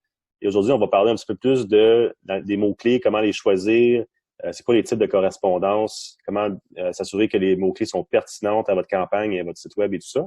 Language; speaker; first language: French; non-native, local second language; English